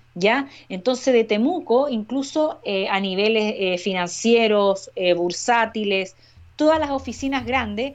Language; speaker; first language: Spanish; native; Spanish